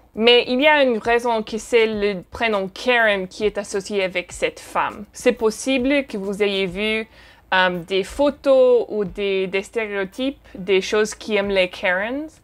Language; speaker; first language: French; non-native, fluent; English